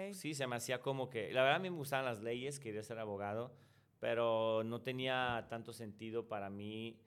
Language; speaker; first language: Spanish; non-native, fluent; Italian